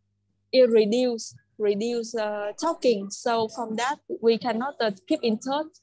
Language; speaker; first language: English; non-native, learner; Vietnamese